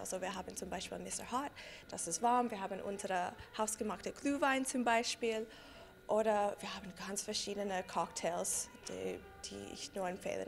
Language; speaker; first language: German; non-native, fluent; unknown